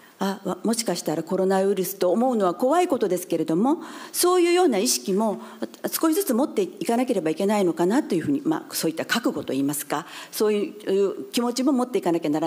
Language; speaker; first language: Japanese; native; Japanese